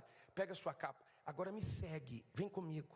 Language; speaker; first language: Portuguese; native; Portuguese